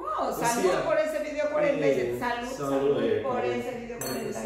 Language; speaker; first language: Spanish; native; Spanish